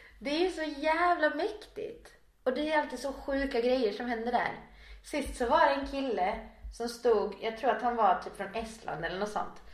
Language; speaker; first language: Swedish; native; Swedish